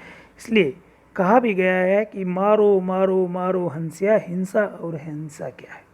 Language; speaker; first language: Hindi; native; Hindi